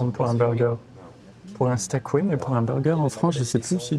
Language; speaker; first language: French; native; French